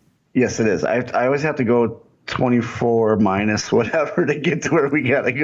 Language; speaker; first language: English; native; English